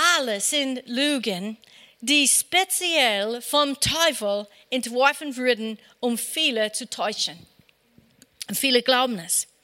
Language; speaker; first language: German; non-native, fluent; English